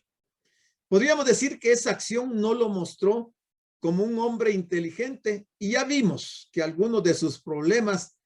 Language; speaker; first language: Spanish; native; Spanish